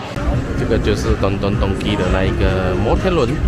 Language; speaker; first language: Chinese; native; Chinese